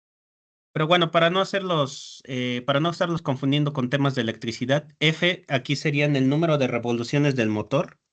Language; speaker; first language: Spanish; native; Spanish